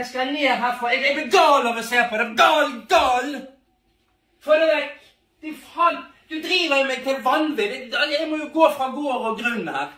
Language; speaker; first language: Norwegian; native; Norwegian